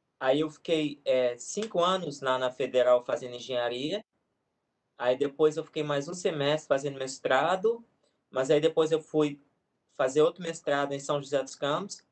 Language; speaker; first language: Portuguese; non-native, local second language; Kabuverdianu